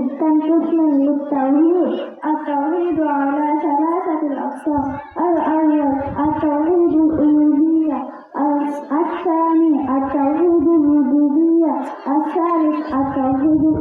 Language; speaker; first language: Arabic; non-native, learner; Bangla